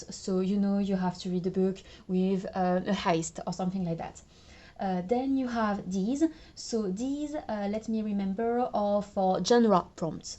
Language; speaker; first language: English; non-native, fluent; French